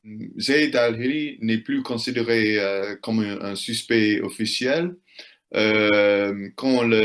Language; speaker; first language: French; non-native, fluent; English